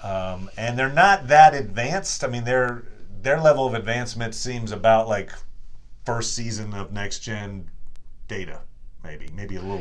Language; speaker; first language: English; native; English